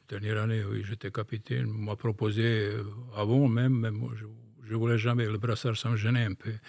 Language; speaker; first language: French; non-native, fluent; Bosnian